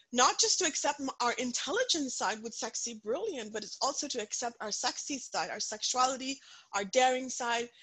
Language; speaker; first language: English; non-native, local second language; Punjabi